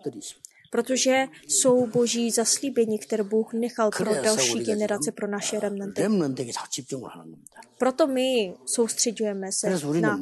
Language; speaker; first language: Czech; non-native, fluent; Korean